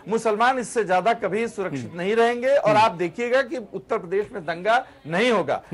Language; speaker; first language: Hindi; native; Hindi